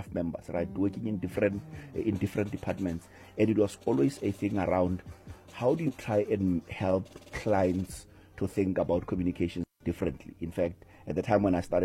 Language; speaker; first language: English; non-native, local second language; Tswana